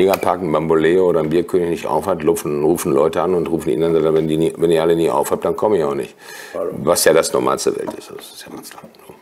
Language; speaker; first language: German; native; German